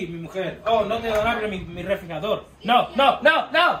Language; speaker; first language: Spanish; early bilingual, heritage; English